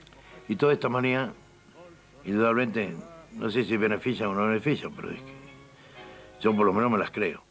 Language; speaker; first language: Spanish; native; Spanish